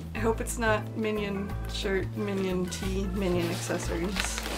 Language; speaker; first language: English; native; English